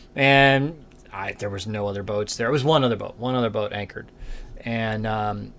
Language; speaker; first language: English; native; English